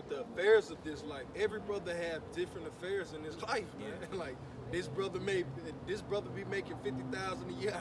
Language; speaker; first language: English; native; English